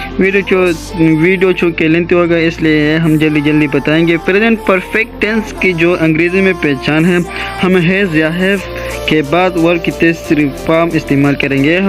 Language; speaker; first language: Urdu; non-native, local second language; Pashto